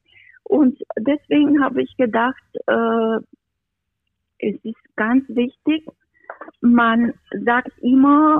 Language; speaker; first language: German; non-native, fluent; Romanian